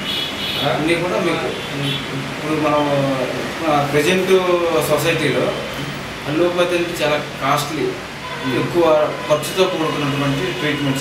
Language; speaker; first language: Telugu; native; Telugu